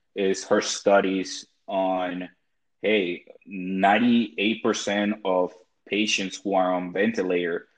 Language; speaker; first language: English; early bilingual, other home language; Spanish